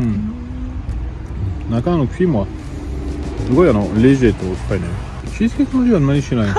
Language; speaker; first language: Japanese; non-native, fluent; French